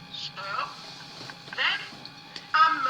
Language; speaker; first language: English; non-native, learner; Arabic